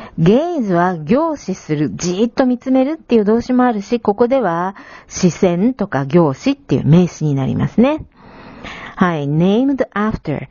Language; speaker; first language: Japanese; native; Japanese